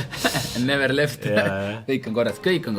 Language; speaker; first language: Estonian; native; Estonian